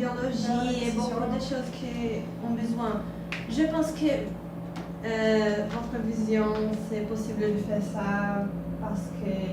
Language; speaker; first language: French; non-native, learner; Portuguese